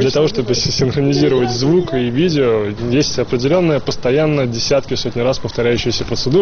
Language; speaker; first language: Russian; native; Russian